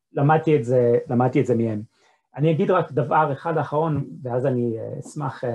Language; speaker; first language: Hebrew; non-native, fluent; English